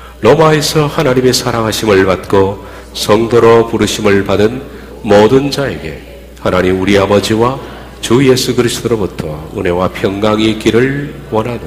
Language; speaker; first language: Korean; native; Korean